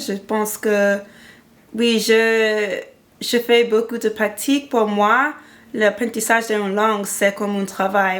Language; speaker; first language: French; non-native, learner; English